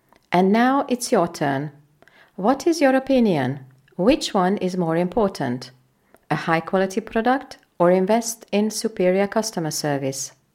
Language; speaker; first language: English; non-native, fluent; Hungarian